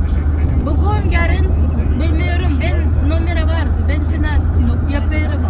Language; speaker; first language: Turkish; non-native, learner; Russian